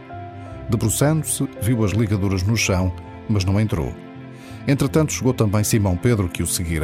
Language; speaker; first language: Portuguese; native; Portuguese